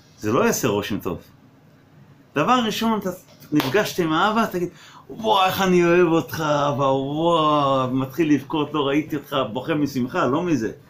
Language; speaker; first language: Hebrew; non-native, fluent; English